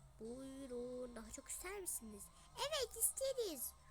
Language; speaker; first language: Turkish; early bilingual, other home language; Arabic